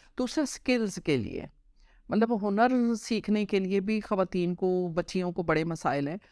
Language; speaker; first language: Urdu; non-native, local second language; Punjabi